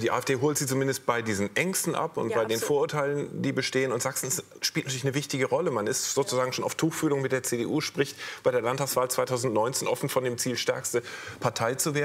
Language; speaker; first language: German; native; German